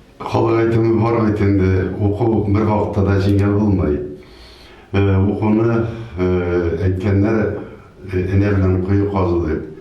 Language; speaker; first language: Tatar; native; Tatar